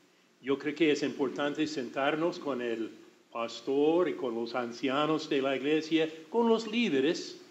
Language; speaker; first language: Spanish; non-native, fluent; English